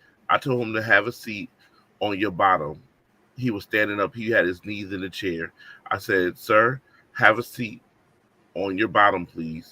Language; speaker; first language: English; native; English